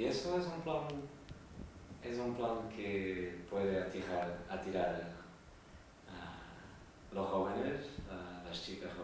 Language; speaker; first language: Spanish; non-native, fluent; Portuguese